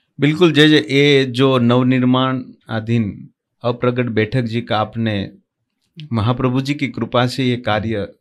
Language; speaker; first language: Hindi; non-native, local second language; Gujarati